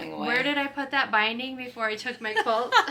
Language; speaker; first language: English; native; English